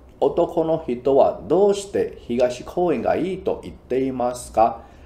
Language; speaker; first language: Japanese; non-native, fluent; Chinese